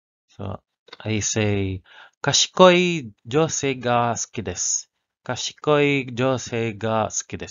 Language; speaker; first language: Japanese; non-native, learner; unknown